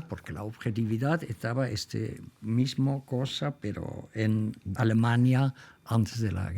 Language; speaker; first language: Spanish; non-native, fluent; Dutch